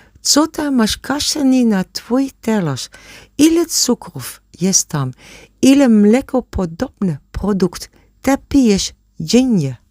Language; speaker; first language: Polish; non-native, learner; German